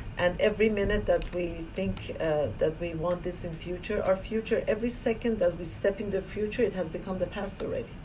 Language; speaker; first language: English; non-native, fluent; Persian